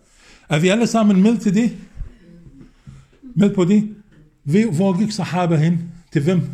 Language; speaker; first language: Danish; non-native, fluent; Arabic